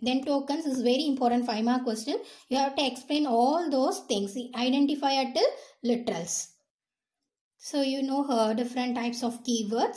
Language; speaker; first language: English; non-native, local second language; Tamil